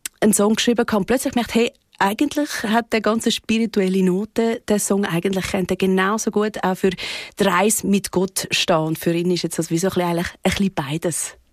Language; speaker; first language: German; native; German